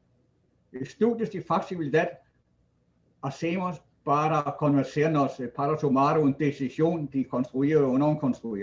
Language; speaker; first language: Spanish; non-native, fluent; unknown